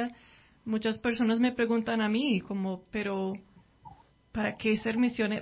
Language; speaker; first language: Spanish; non-native, fluent; English